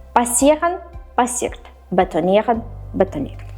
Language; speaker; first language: German; non-native, fluent; Ukrainian